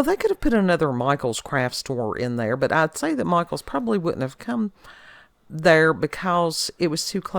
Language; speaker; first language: English; native; English